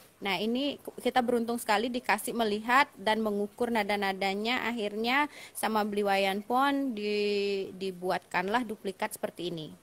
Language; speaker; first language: Indonesian; native; Indonesian